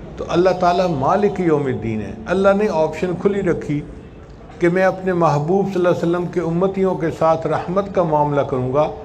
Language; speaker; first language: Urdu; non-native, local second language; Punjabi